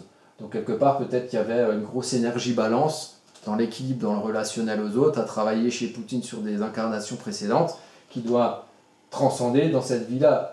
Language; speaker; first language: French; native; French